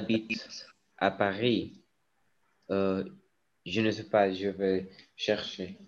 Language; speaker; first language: French; non-native, learner; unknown